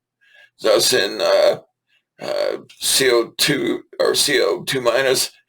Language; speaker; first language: English; native; English